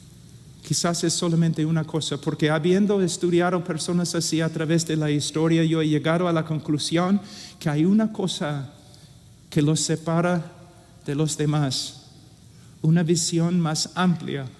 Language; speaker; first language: Spanish; non-native, fluent; English